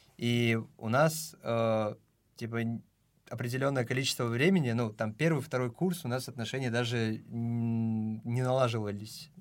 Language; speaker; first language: Russian; non-native, local second language; Tajik